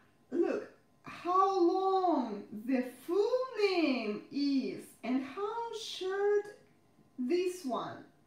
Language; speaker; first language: English; non-native, fluent; Russian